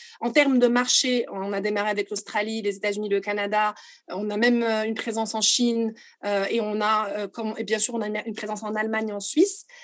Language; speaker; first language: French; non-native, local second language; Arabic